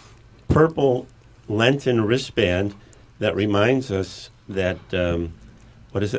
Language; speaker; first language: English; native; English